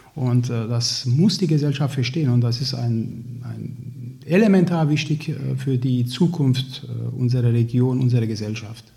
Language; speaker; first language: German; early bilingual, other home language; Turkish